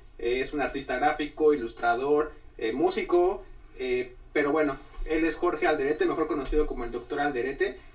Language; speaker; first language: Spanish; native; Spanish